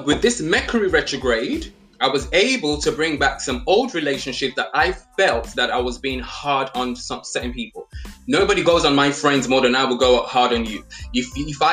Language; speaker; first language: English; non-native, local second language; Yoruba